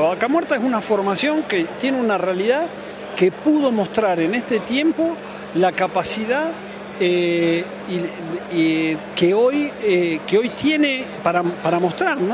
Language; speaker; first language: Spanish; native; Spanish